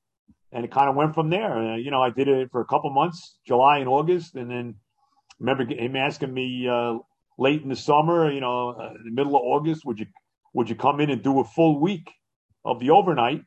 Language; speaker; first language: English; native; English